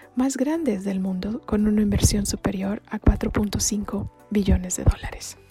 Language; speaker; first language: Spanish; native; Spanish